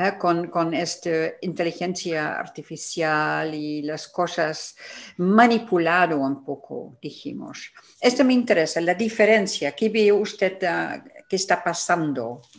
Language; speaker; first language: Spanish; non-native, fluent; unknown